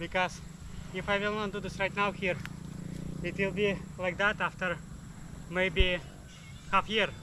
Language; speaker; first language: English; non-native, learner; Russian